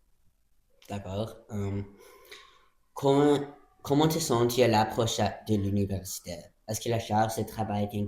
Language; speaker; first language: French; non-native, local second language; English